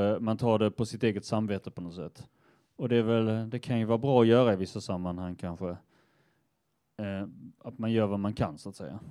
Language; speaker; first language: Swedish; native; Swedish